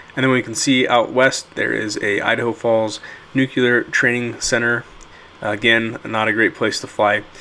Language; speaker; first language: English; native; English